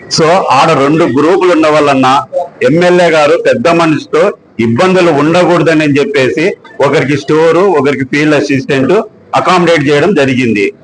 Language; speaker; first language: Telugu; native; Telugu